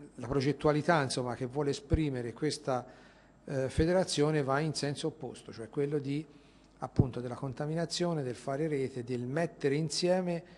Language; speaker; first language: Italian; native; Italian